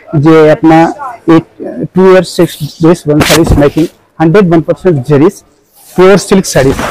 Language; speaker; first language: Hindi; non-native, local second language; Assamese